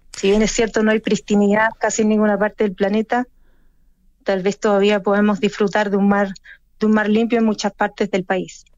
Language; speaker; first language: Spanish; native; Spanish